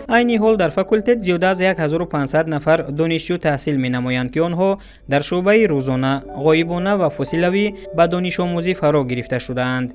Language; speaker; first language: Tajik; native; Tajik